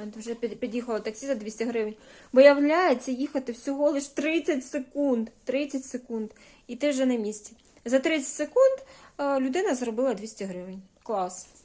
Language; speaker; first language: Ukrainian; non-native, local second language; Russian